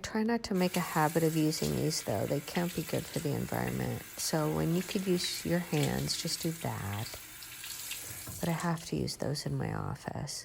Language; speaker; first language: English; native; English